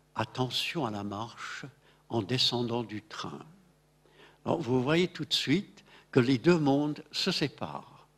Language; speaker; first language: French; non-native, fluent; English